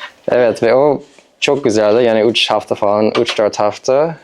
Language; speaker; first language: Turkish; non-native, fluent; English